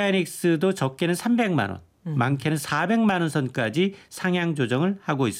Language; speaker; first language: Korean; native; Korean